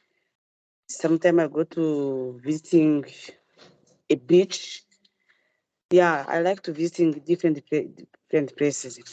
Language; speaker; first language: English; non-native, learner; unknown